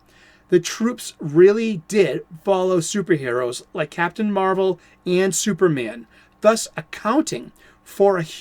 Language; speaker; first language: English; native; English